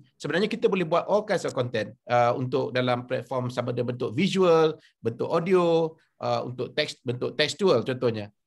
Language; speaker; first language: Malay; native; Malay